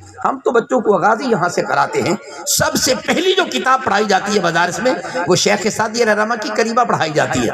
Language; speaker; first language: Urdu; non-native, local second language; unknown